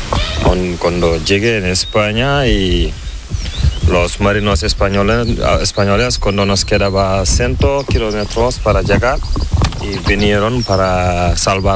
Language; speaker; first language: Spanish; non-native, learner; Fula